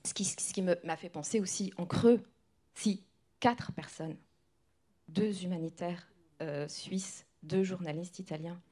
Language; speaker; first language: French; non-native, local second language; Kinyarwanda